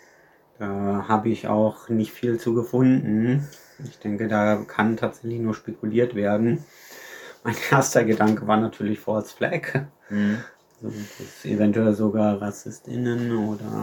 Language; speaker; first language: German; native; German